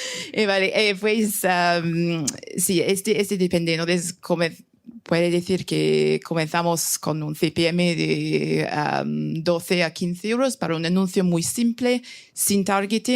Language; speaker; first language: Spanish; non-native, fluent; English